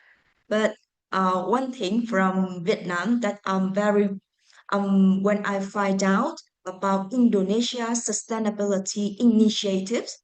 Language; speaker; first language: English; non-native, fluent; Vietnamese